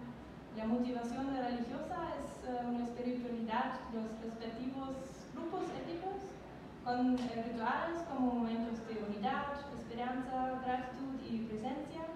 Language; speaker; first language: Spanish; non-native, learner; German